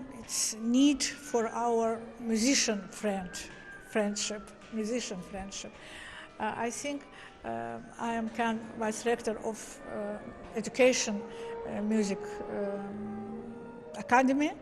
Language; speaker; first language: English; non-native, learner; Azerbaijani